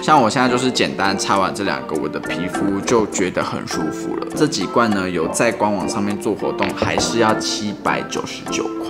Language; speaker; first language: Chinese; native; Chinese